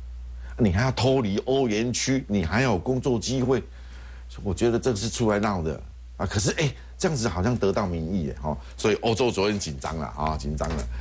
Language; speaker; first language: Chinese; native; Chinese